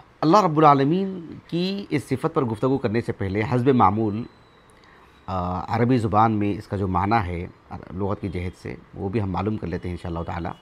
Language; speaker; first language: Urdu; native; Urdu